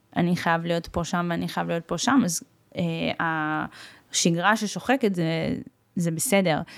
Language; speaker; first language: Hebrew; native; Hebrew